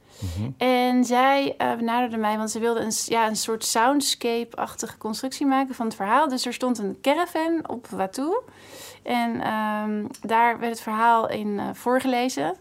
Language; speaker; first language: Dutch; native; Dutch